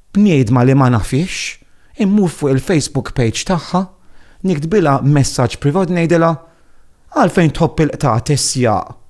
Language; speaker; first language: Maltese; non-native, fluent; Italian